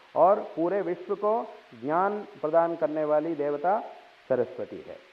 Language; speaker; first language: Hindi; non-native, local second language; Telugu